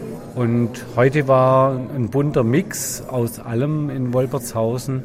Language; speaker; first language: German; native; German